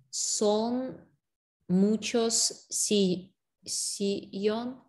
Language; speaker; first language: Spanish; non-native, learner; English